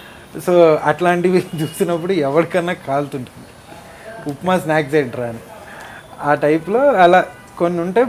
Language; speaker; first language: Telugu; native; Telugu